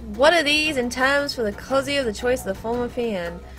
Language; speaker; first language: English; native; English